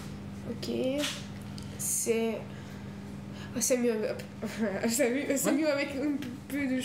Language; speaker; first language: French; non-native, learner; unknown